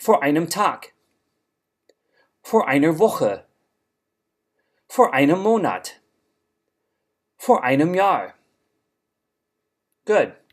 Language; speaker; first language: German; non-native, fluent; English